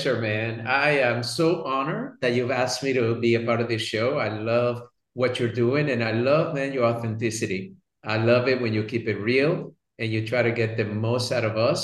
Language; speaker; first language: English; early bilingual, other home language; Spanish